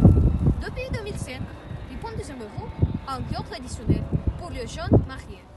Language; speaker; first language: French; non-native, learner; Russian